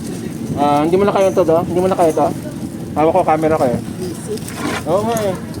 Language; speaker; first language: Filipino; non-native, local second language; Hiligaynon